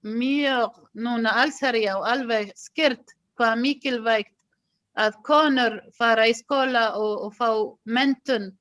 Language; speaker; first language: Icelandic; non-native, learner; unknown